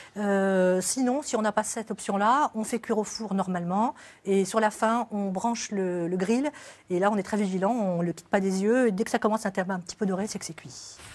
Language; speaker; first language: French; native; French